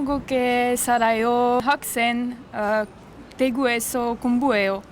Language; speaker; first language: Korean; non-native, learner; French